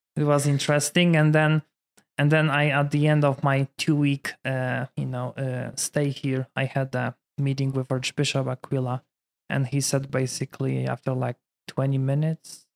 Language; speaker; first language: English; non-native, fluent; Polish